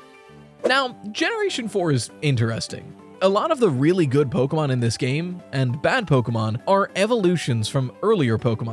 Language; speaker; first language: English; native; English